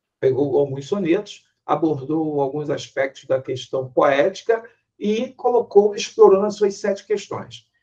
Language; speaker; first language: Portuguese; native; Portuguese